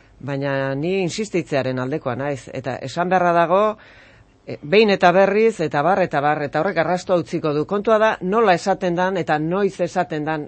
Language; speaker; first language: Basque; native; Basque